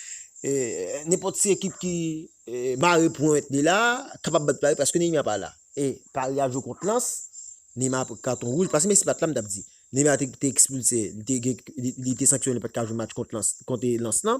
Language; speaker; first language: French; non-native, local second language; Haitian Creole